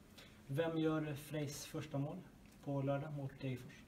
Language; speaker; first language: Swedish; native; Swedish